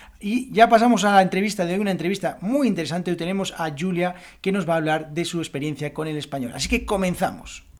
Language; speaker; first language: Spanish; native; Spanish